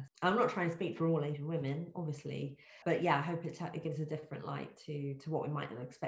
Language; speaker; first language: English; native; English